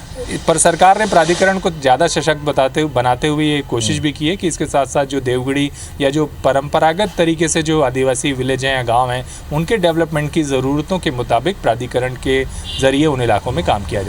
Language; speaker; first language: Hindi; native; Hindi